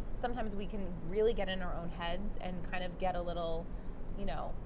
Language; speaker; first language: English; native; English